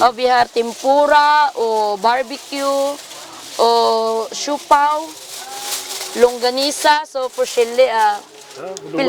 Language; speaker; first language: Norwegian; non-native, learner; Filipino